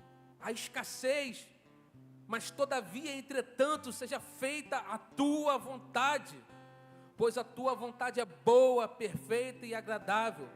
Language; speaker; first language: Portuguese; native; Portuguese